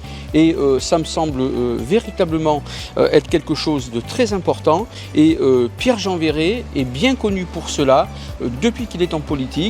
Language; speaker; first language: French; native; French